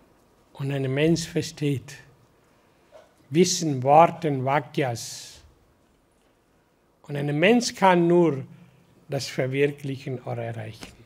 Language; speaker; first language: German; non-native, learner; Hindi